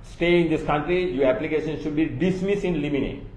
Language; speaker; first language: English; non-native, local second language; Sinhala